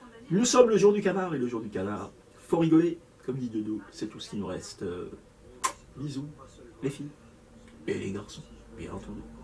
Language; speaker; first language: French; native; French